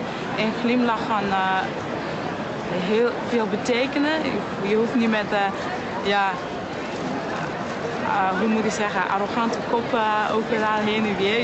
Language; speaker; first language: Dutch; non-native, fluent; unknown